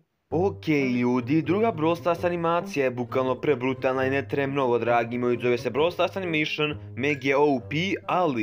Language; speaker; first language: Serbian; native; Serbian